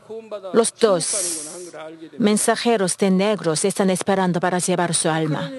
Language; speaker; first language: Spanish; non-native, learner; Korean